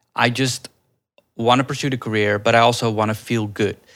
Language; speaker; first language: English; early bilingual, other home language; Dutch